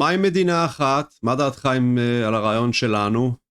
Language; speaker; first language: Hebrew; native; Hebrew